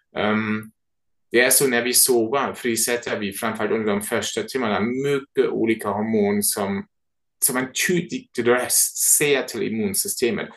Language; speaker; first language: Swedish; non-native, fluent; German